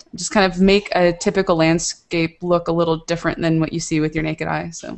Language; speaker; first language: English; native; English